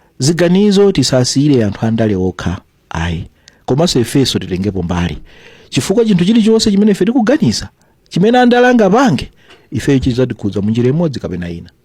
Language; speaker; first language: Nyanja; native; Nyanja